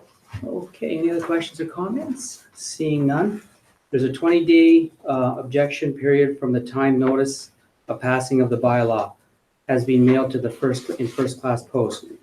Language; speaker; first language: English; native; English